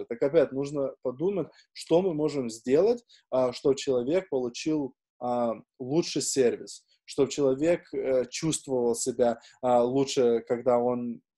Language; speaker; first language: Russian; non-native, fluent; Lithuanian